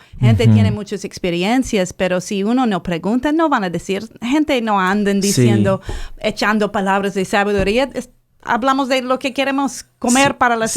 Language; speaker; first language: Spanish; non-native, fluent; English